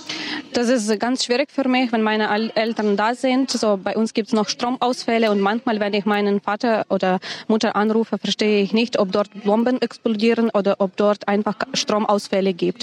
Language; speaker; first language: German; non-native, fluent; Ukrainian